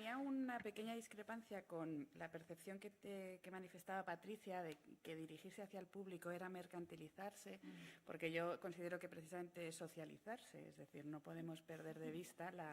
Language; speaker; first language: Spanish; native; Spanish